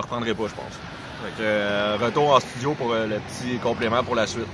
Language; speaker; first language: French; native; French